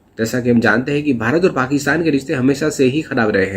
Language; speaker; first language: Hindi; native; Hindi